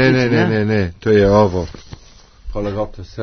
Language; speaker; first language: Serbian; non-native, learner; English